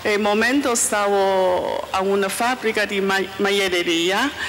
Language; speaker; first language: Italian; non-native, learner; Chinese